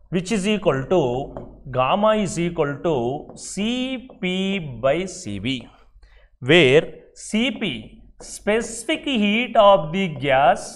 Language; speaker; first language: English; non-native, local second language; Telugu